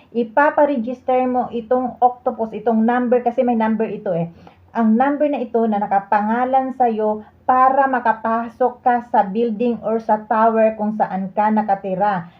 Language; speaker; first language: Filipino; native; Filipino